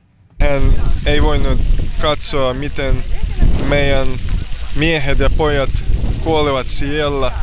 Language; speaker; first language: Finnish; non-native, learner; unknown